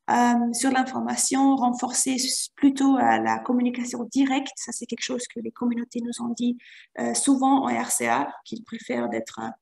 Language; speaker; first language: French; non-native, fluent; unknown